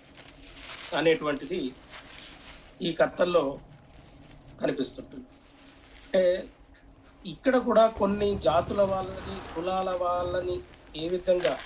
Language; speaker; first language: Telugu; native; Telugu